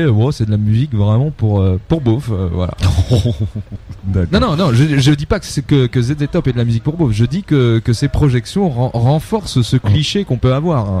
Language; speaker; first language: French; native; French